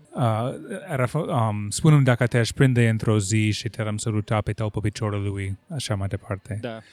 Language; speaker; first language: Romanian; non-native, fluent; English